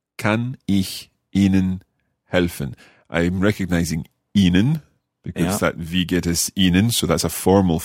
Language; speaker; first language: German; non-native, learner; English